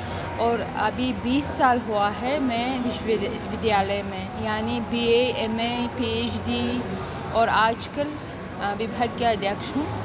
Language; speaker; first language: Hindi; non-native, fluent; Uzbek